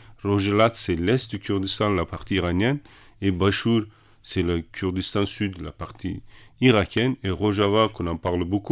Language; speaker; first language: French; non-native, fluent; Kurdish